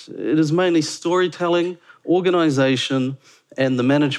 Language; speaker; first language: English; native; English